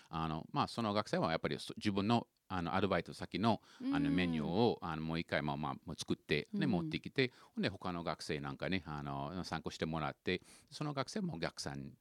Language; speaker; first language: Japanese; non-native, fluent; English